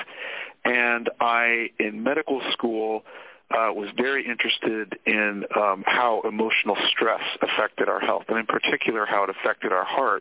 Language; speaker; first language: English; native; English